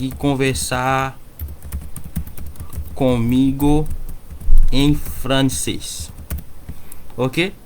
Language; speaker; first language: Portuguese; non-native, learner; Haitian Creole